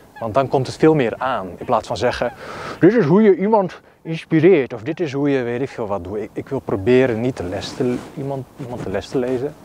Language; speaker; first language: Dutch; early bilingual, other home language; Bosnian